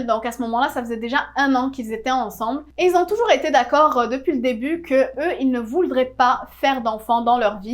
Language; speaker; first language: French; native; French